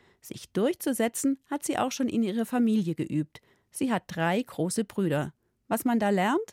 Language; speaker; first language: German; native; German